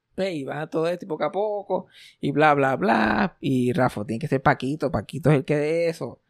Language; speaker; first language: Spanish; native; Spanish